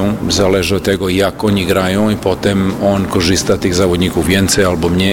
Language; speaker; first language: Polish; non-native, fluent; Serbian